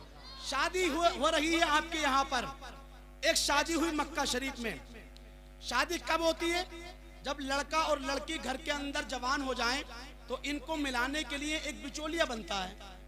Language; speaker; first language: Hindi; native; Hindi